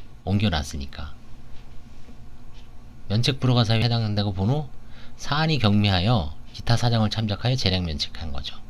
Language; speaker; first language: Korean; native; Korean